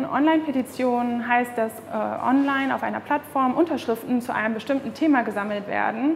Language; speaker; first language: German; native; German